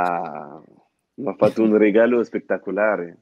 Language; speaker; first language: Italian; non-native, fluent; French